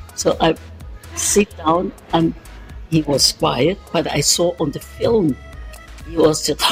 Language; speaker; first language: English; non-native, learner; Norwegian